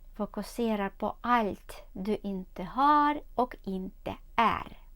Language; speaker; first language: Swedish; non-native, learner; Ukrainian